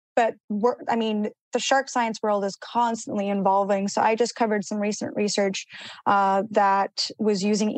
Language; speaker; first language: English; early bilingual, other home language; Spanish